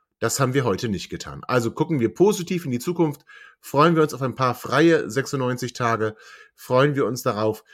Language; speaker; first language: German; native; German